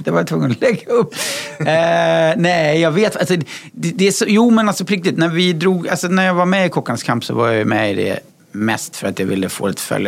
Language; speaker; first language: Swedish; native; Swedish